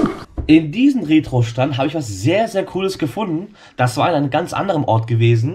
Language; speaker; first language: German; native; German